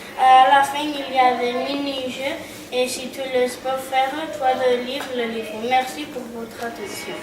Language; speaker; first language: French; non-native, learner; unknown